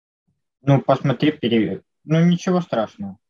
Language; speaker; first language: Russian; native; Russian